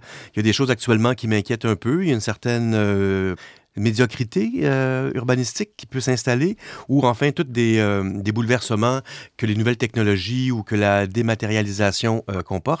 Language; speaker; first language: French; native; French